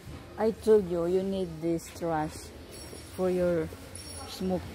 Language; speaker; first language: English; non-native, learner; Filipino